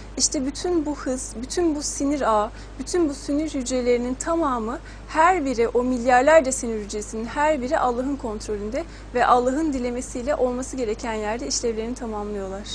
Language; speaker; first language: Turkish; native; Turkish